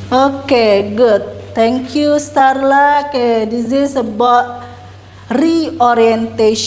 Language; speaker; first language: English; non-native, learner; Indonesian